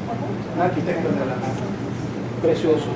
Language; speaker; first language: Spanish; native; Spanish